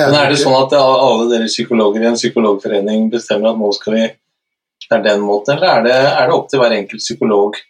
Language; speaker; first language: Norwegian; native; Norwegian